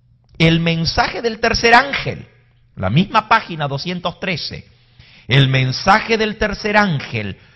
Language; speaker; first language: Spanish; native; Spanish